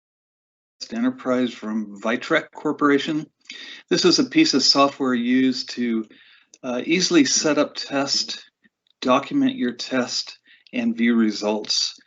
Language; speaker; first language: English; native; English